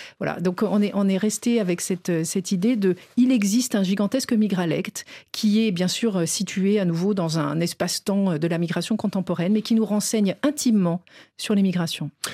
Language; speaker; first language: French; native; French